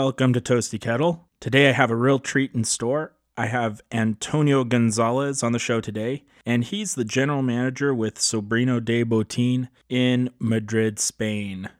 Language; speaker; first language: English; native; English